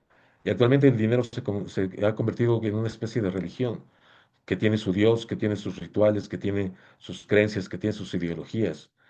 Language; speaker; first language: Spanish; native; Spanish